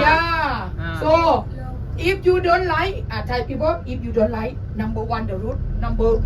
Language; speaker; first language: English; non-native, learner; Thai